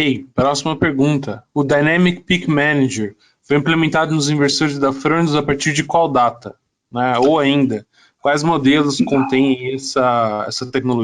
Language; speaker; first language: Portuguese; native; Portuguese